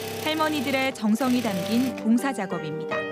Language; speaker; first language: Korean; native; Korean